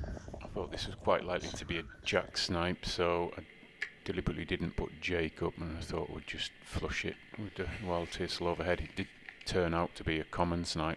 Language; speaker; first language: English; native; English